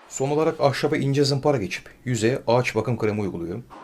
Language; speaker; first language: Turkish; native; Turkish